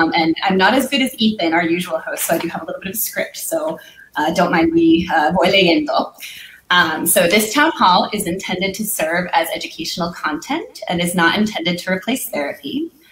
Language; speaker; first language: English; native; English